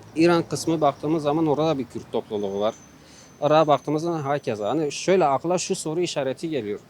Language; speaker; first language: Turkish; non-native, local second language; Kurdish